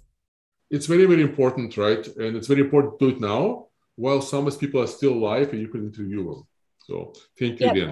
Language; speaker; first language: English; non-native, fluent; Russian